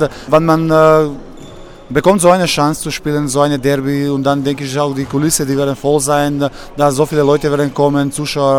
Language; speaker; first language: German; non-native, fluent; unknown